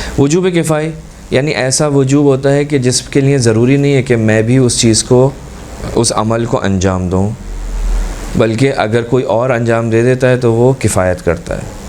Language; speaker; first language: Urdu; native; Urdu